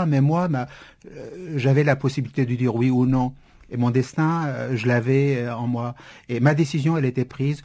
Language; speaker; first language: French; non-native, fluent; Kurdish